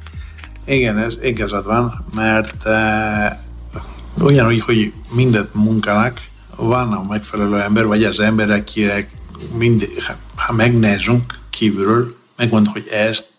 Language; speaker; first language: Hungarian; non-native, learner; Greek